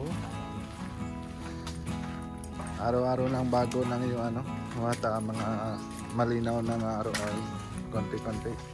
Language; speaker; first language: Filipino; non-native, local second language; Bikol